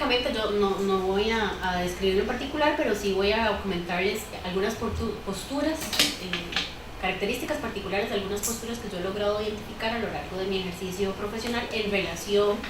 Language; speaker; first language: Spanish; native; Spanish